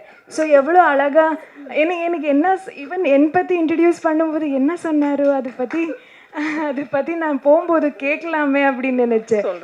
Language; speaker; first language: Tamil; non-native, learner; Kannada